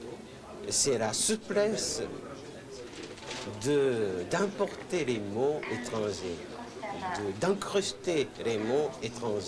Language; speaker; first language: French; non-native, fluent; Japanese